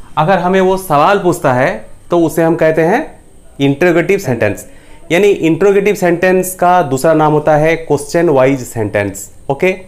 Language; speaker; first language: Hindi; non-native, local second language; Bangla